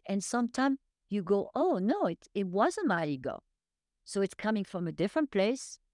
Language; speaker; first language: English; non-native, fluent; French